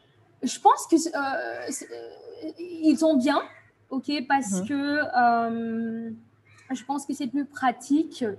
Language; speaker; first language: French; non-native, fluent; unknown